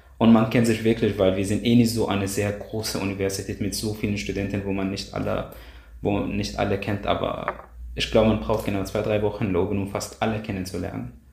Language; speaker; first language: German; non-native, fluent; Arabic